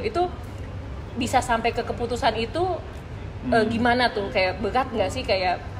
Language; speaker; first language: Indonesian; native; Indonesian